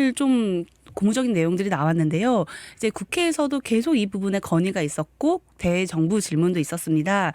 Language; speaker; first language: Korean; native; Korean